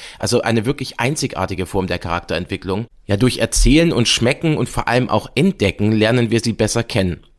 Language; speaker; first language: German; native; German